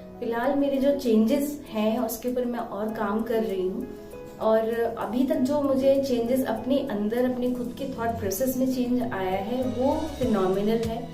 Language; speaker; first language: Hindi; native; Hindi